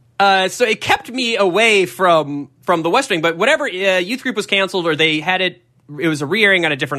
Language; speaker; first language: English; native; English